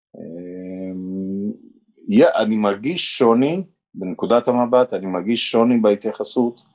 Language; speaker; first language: Hebrew; early bilingual, other home language; Romanian